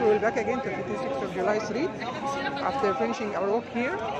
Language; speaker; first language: English; non-native, fluent; Arabic